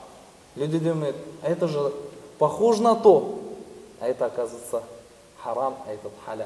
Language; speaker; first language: Russian; non-native, fluent; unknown